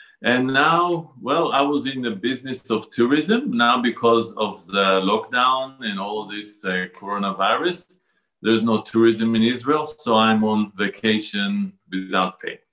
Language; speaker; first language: English; non-native, fluent; Hebrew